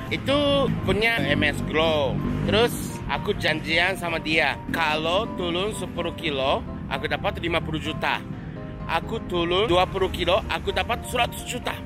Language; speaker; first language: Indonesian; non-native, learner; Japanese